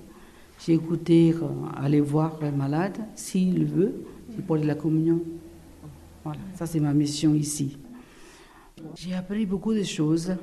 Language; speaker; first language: French; non-native, learner; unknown